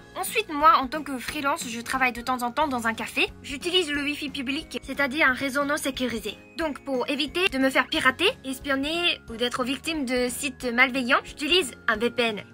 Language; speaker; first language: French; non-native, fluent; Japanese